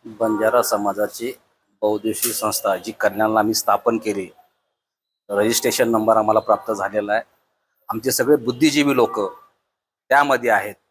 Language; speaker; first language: Marathi; non-native, local second language; Lambadi